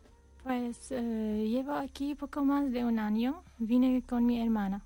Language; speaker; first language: Spanish; non-native, fluent; Armenian